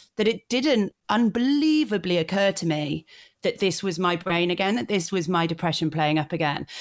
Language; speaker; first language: English; native; English